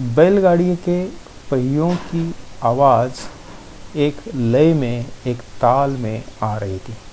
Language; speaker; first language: Hindi; non-native, local second language; Marathi